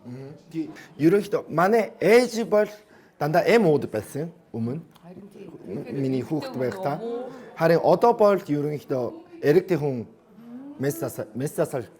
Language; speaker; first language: Mongolian; non-native, fluent; Korean